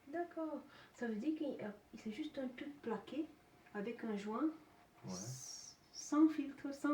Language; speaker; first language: French; native; French